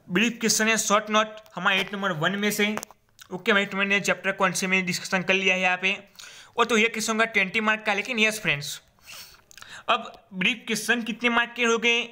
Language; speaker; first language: Hindi; non-native, local second language; Gujarati